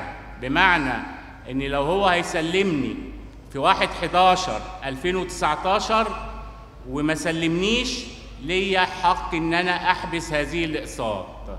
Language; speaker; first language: Arabic; native; Arabic